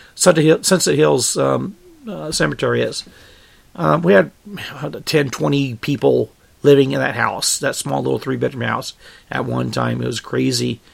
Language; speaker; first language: English; native; English